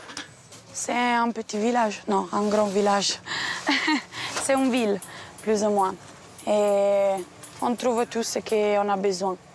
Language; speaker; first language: French; non-native, fluent; Italian